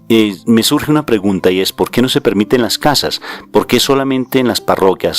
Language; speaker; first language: Spanish; native; Spanish